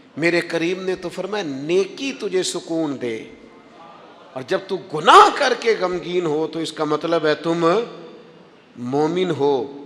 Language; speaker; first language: Urdu; non-native, local second language; Punjabi